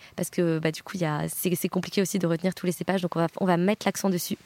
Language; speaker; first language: French; native; French